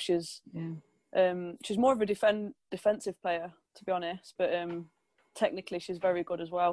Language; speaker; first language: English; native; English